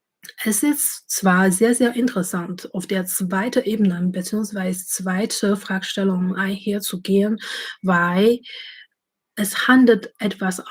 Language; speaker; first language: German; non-native, fluent; Chinese